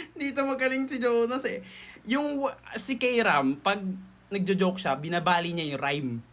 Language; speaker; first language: Filipino; native; Filipino